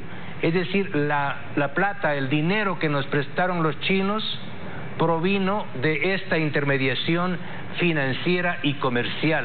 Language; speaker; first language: Spanish; native; Spanish